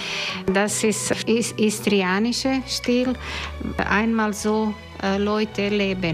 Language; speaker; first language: German; non-native, learner; Croatian